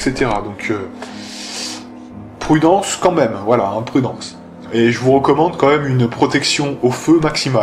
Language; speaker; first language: French; native; French